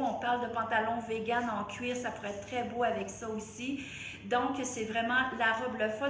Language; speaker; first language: French; native; French